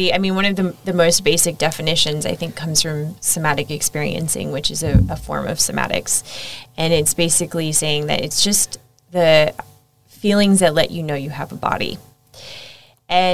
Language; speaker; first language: English; native; English